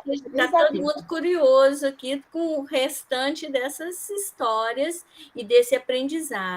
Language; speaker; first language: Portuguese; native; Portuguese